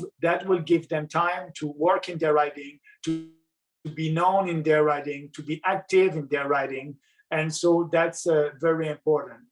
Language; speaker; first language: English; non-native, local second language; French